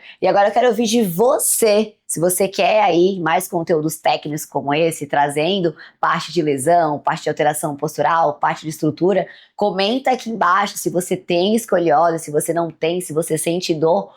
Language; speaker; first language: Portuguese; native; Portuguese